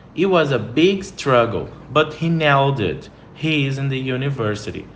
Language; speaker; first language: English; non-native, fluent; Portuguese